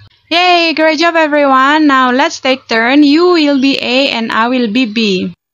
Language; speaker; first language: English; non-native, fluent; Indonesian